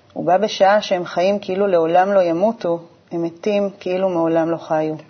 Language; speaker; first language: Hebrew; native; Hebrew